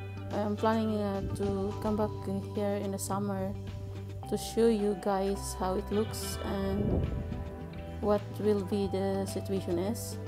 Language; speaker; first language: English; non-native, learner; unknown